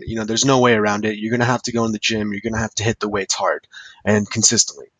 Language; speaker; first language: English; native; English